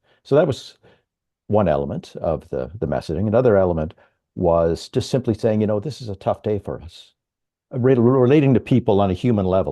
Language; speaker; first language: English; native; English